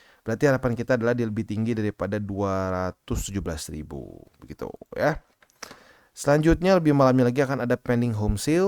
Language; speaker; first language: Indonesian; native; Indonesian